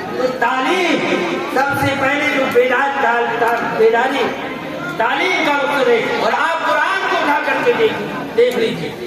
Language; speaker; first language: Urdu; native; Urdu